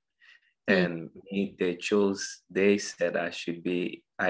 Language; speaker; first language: English; non-native, local second language; Akan